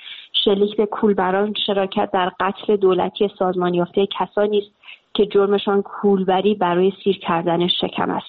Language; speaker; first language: Persian; native; Persian